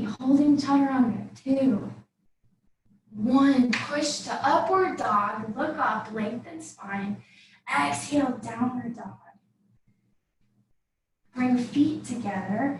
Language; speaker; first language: English; native; English